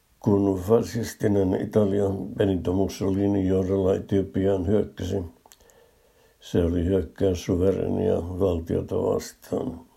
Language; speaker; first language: Finnish; native; Finnish